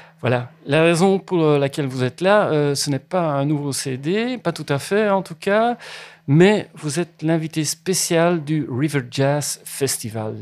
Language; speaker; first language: French; native; French